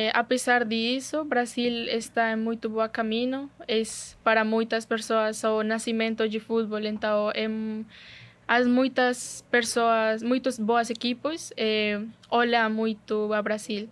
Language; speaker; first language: Portuguese; non-native, learner; Spanish